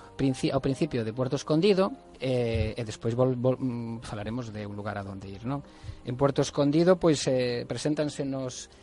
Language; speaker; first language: Galician; native; Galician